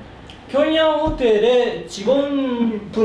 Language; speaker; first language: Korean; early bilingual, heritage; Korean